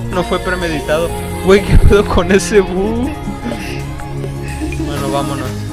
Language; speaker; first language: Spanish; native; Spanish